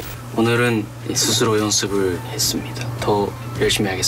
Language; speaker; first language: Korean; non-native, learner; Japanese